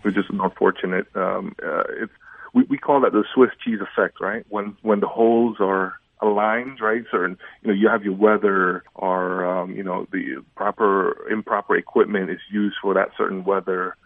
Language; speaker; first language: English; early bilingual, other home language; Indonesian